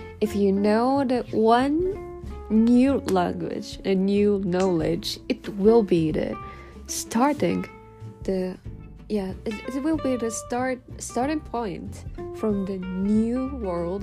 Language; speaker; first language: English; non-native, learner; Japanese